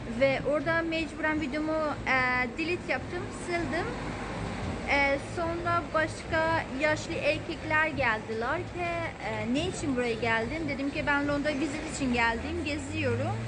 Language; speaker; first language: Turkish; non-native, fluent; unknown